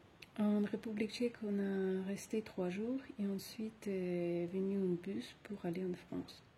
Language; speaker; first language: French; non-native, fluent; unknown